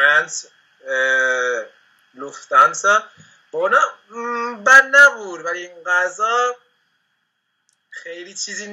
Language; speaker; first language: Persian; non-native, fluent; Spanish